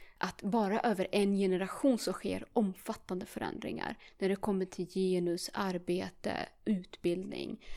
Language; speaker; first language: Swedish; early bilingual, other home language; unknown